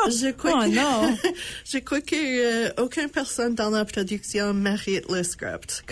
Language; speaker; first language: French; non-native, local second language; English